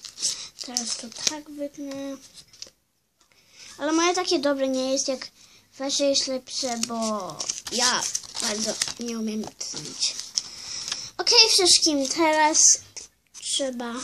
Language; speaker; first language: Polish; early bilingual, heritage; Polish